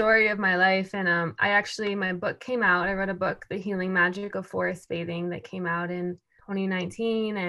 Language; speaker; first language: English; native; English